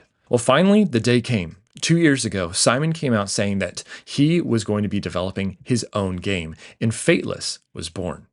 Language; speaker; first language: English; native; English